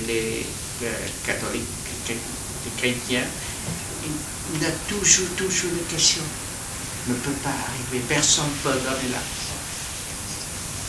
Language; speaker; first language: French; non-native, learner; Vietnamese